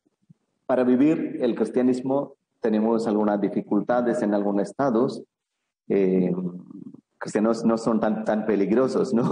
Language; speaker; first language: Spanish; non-native, fluent; Malayalam